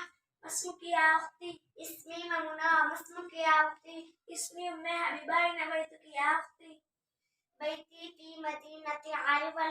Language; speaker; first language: Arabic; non-native, learner; Urdu